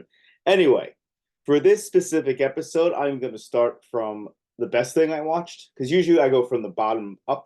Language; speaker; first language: English; native; English